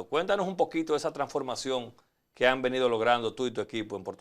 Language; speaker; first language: Spanish; native; Spanish